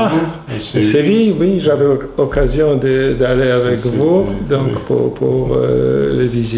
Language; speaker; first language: French; non-native, fluent; Polish